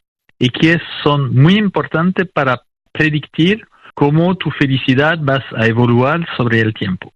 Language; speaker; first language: Spanish; non-native, fluent; French